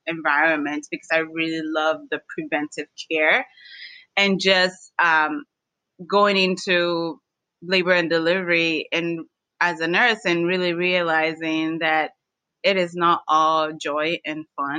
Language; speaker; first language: English; native; English